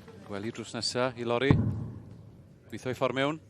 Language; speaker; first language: Welsh; native; Welsh